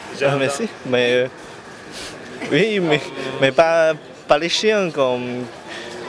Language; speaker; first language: French; non-native, learner; Chinese